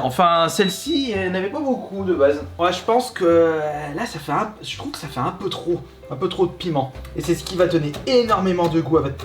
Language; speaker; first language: French; native; French